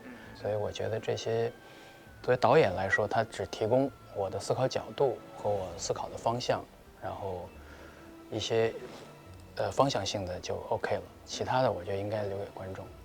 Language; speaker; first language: Chinese; native; Chinese